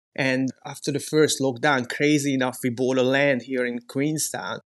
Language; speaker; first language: English; non-native, fluent; Hungarian